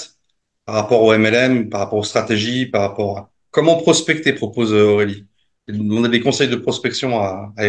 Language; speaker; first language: French; native; French